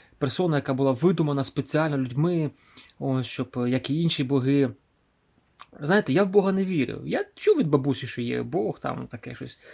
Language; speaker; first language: Ukrainian; non-native, local second language; Russian